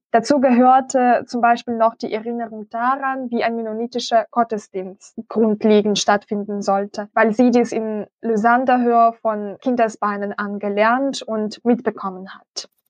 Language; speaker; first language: German; non-native, fluent; Russian